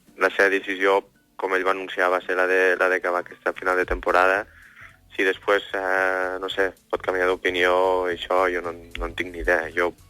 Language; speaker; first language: Catalan; native; Catalan